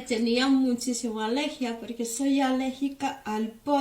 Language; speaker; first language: Spanish; native; Spanish